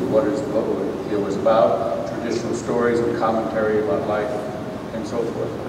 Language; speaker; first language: English; native; English